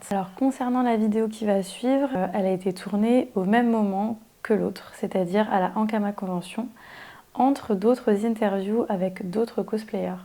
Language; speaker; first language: French; native; French